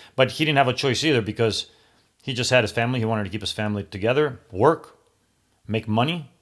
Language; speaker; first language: English; early bilingual, other home language; Greek